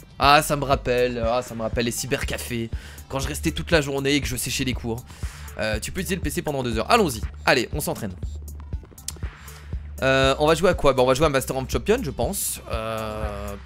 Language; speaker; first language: French; native; French